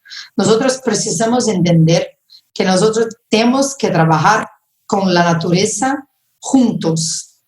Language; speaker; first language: Spanish; non-native, fluent; Portuguese